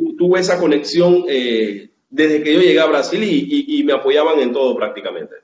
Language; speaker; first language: Spanish; native; Spanish